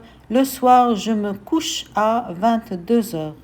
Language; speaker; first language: French; non-native, fluent; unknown